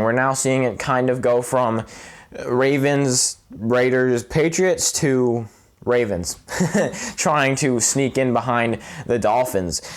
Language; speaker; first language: English; native; English